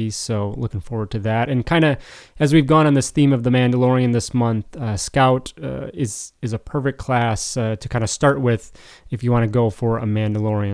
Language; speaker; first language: English; native; English